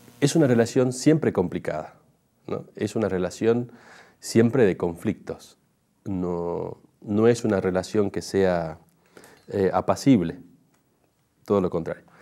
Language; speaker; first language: Spanish; native; Spanish